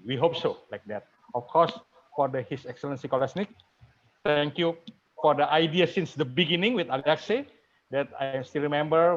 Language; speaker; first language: English; non-native, fluent; Indonesian